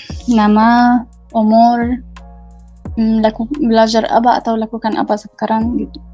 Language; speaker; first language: Indonesian; non-native, learner; Arabic